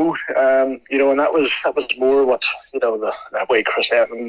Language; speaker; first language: English; native; English